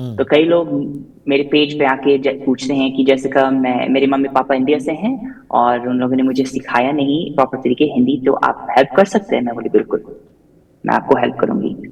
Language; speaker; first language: Hindi; non-native, fluent; English